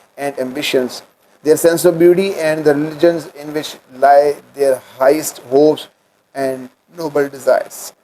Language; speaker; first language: English; non-native, local second language; Urdu